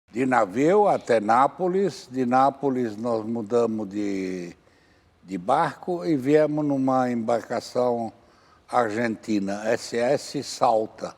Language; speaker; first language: Portuguese; non-native, fluent; Arabic